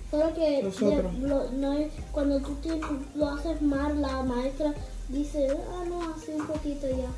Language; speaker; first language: Spanish; early bilingual, heritage; Spanish